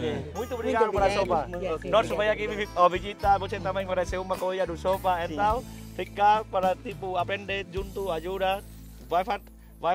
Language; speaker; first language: Portuguese; non-native, learner; Vietnamese